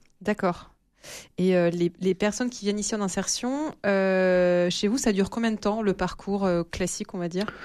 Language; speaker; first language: French; native; French